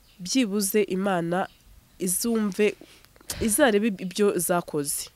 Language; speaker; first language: Kinyarwanda; native; Kinyarwanda